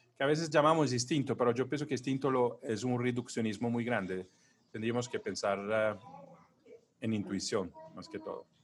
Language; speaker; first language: Spanish; non-native, fluent; Italian